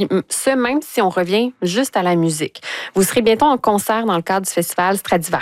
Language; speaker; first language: French; native; French